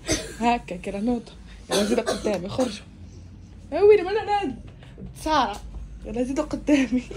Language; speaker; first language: Arabic; native; Arabic